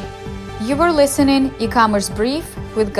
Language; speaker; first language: English; non-native, fluent; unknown